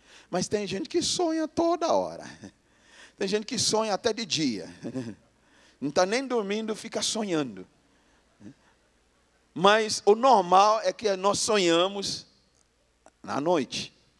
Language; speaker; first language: Portuguese; non-native, fluent; English